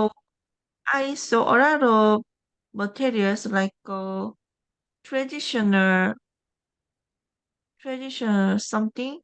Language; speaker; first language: English; non-native, learner; Korean